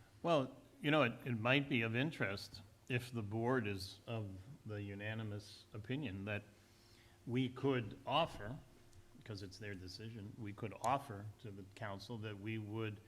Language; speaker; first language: English; native; English